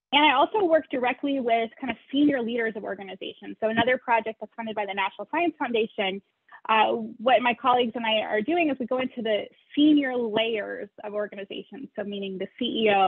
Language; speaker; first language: English; native; English